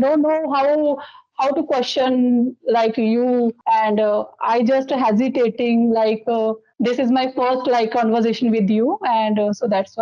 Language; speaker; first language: English; non-native, local second language; Dogri